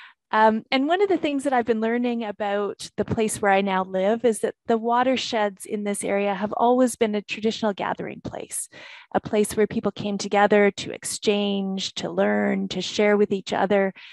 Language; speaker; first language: English; native; English